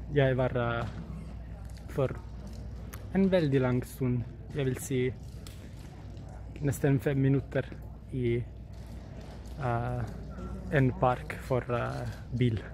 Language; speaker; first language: Norwegian; non-native, learner; Italian